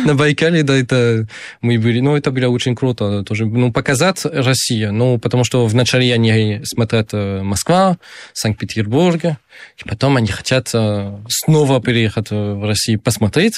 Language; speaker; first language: Russian; non-native, fluent; French